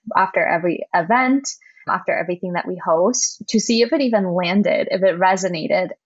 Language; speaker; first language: English; non-native, fluent; German